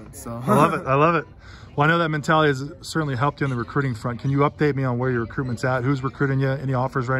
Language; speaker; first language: English; native; English